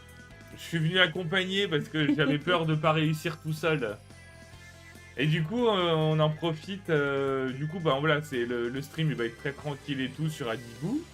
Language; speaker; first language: French; native; French